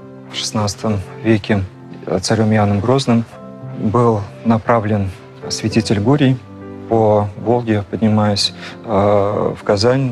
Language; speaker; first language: Russian; non-native, local second language; Chuvash